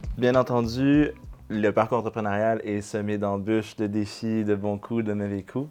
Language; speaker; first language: French; native; French